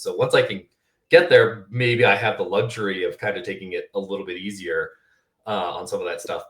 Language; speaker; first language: English; native; English